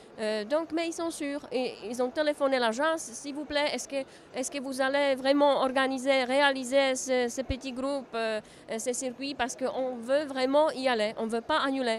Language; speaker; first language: French; non-native, fluent; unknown